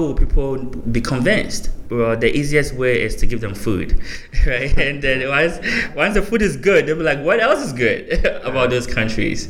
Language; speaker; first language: English; non-native, local second language; Akan